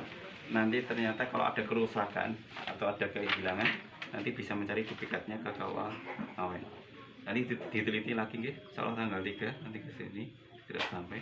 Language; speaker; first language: Indonesian; native; Indonesian